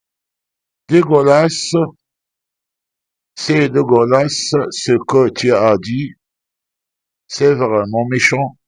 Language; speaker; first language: French; non-native, fluent; Arabic